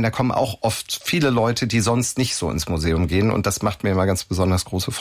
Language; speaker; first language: German; native; German